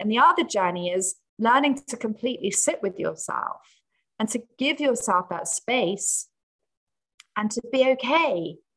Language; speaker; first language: English; native; English